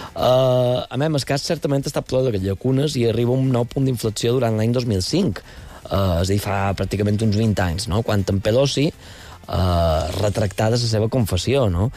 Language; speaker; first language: Catalan; native; Catalan